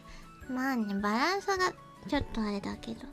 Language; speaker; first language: Japanese; native; Japanese